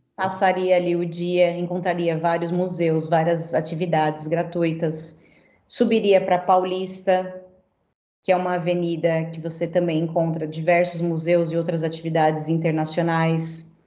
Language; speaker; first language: Portuguese; native; Portuguese